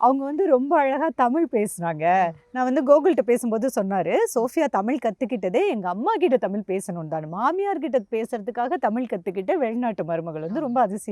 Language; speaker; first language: Tamil; native; Tamil